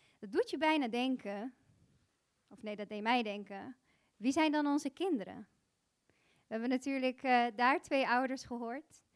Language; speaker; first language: Dutch; early bilingual, other home language; Bosnian